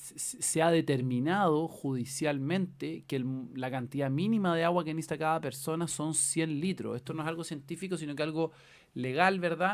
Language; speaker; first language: Spanish; native; Spanish